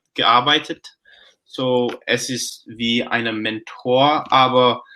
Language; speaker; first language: German; non-native, learner; English